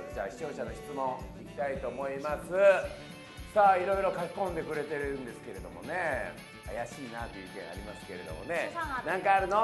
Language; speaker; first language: Japanese; native; Japanese